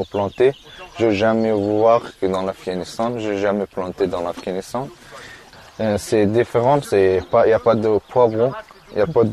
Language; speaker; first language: French; non-native, learner; Persian